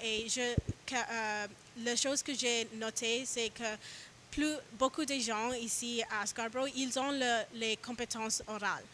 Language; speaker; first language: French; non-native, learner; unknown